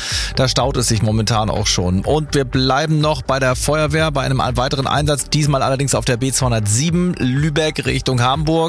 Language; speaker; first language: German; native; German